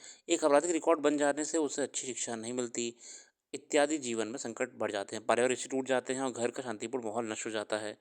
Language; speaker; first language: Hindi; native; Hindi